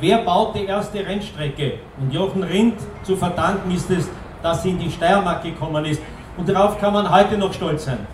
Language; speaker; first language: German; native; German